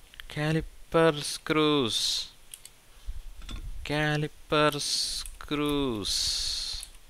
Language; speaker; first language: English; non-native, local second language; Malayalam